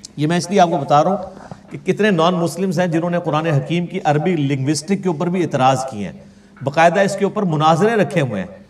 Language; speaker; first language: Urdu; non-native, local second language; Punjabi